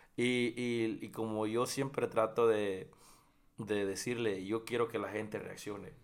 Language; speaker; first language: Spanish; native; Spanish